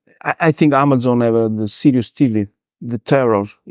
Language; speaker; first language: English; non-native, learner; Italian